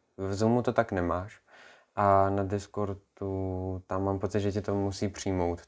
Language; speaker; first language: Czech; native; Czech